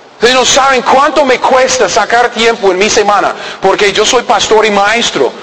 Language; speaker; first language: Spanish; non-native, learner; English